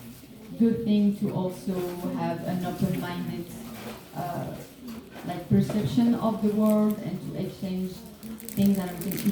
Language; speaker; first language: English; non-native, fluent; French